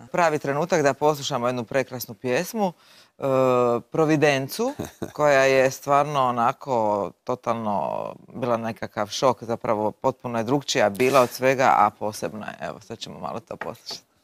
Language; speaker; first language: Croatian; native; Croatian